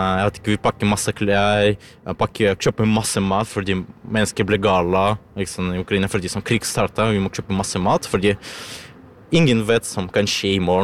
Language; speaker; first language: Norwegian; non-native, learner; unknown